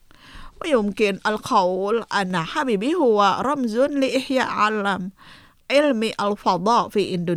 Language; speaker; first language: Arabic; non-native, fluent; Indonesian